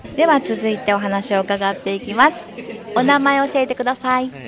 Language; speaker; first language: Japanese; native; Japanese